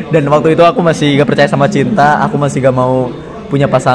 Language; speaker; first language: Indonesian; native; Indonesian